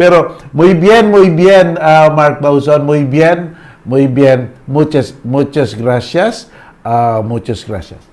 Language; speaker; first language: Spanish; non-native, learner; Filipino